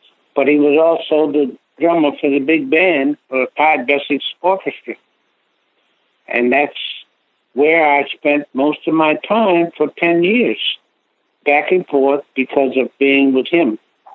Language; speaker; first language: English; native; English